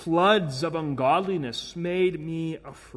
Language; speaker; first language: English; native; English